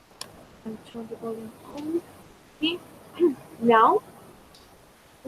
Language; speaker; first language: English; non-native, fluent; Spanish